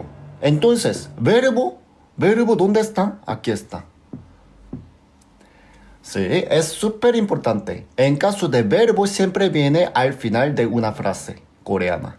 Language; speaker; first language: Spanish; non-native, fluent; Korean